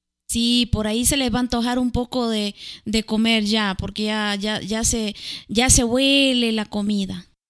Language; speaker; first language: Spanish; native; Spanish